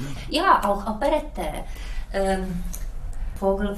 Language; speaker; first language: German; non-native, learner; Czech